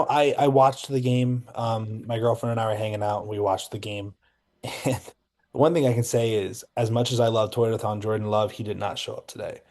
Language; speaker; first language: English; native; English